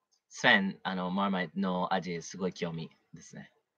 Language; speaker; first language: Japanese; non-native, learner; English